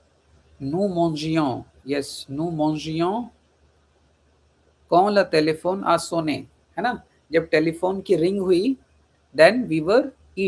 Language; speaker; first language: French; non-native, fluent; Hindi